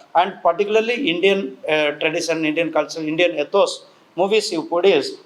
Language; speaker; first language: English; non-native, local second language; Tamil